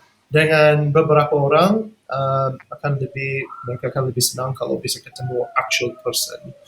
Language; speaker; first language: Indonesian; non-native, fluent; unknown